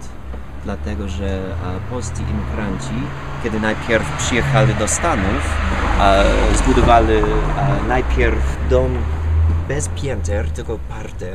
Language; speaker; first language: Polish; non-native, learner; English